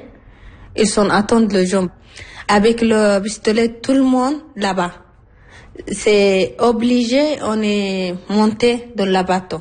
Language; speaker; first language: French; non-native, learner; Arabic